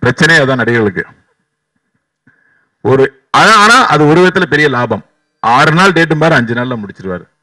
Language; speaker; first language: Tamil; native; Tamil